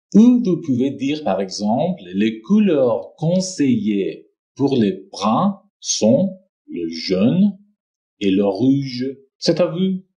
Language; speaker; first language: French; non-native, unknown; Persian